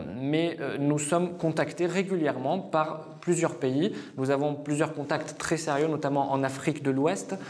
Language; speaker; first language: French; non-native, fluent; Arabic